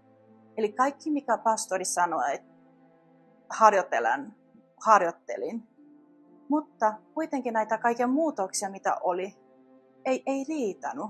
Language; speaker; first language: Finnish; non-native, fluent; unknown